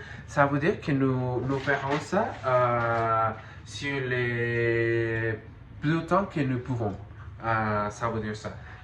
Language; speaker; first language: French; non-native, learner; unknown